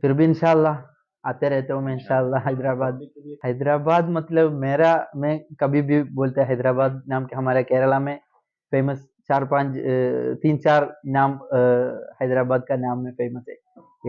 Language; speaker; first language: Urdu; non-native, local second language; Malayalam